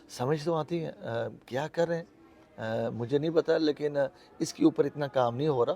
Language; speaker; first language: Urdu; non-native, local second language; Pahari-Potwari